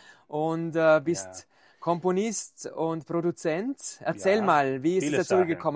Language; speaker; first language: German; native; German